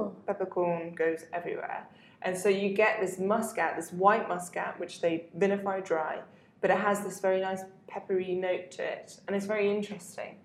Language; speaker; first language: English; native; English